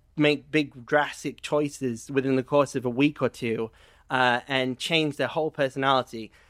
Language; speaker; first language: English; native; English